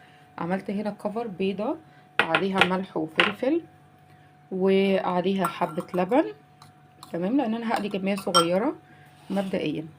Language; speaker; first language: Arabic; native; Arabic